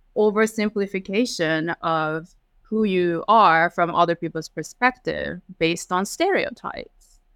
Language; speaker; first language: English; early bilingual, other home language; Japanese